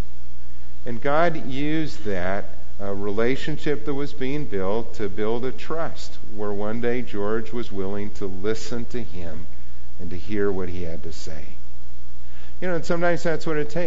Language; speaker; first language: English; native; English